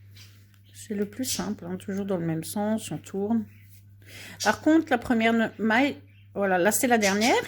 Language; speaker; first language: French; native; French